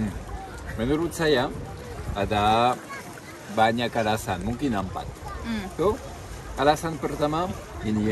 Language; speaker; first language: Indonesian; non-native, fluent; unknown